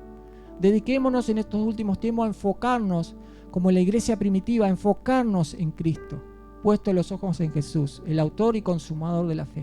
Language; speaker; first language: Spanish; native; Spanish